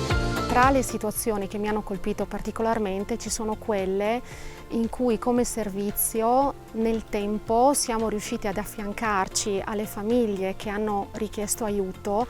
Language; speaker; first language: Italian; native; Italian